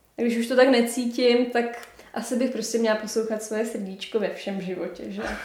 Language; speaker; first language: Czech; native; Czech